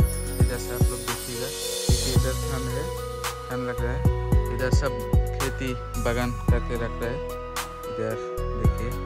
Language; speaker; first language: Hindi; non-native, local second language; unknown